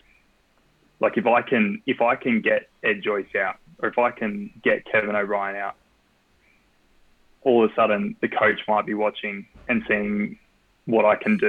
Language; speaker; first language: English; native; English